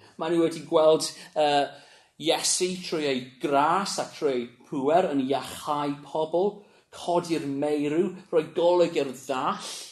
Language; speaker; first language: Welsh; non-native, local second language; English